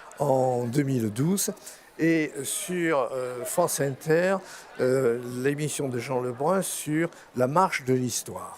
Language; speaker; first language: French; native; French